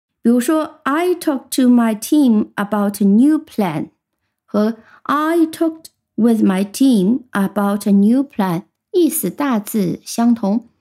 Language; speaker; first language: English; non-native, fluent; Chinese